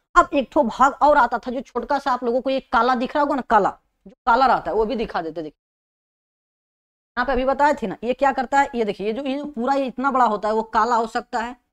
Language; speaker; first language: Hindi; native; Hindi